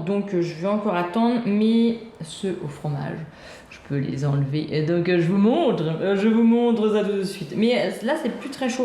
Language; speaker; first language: French; native; French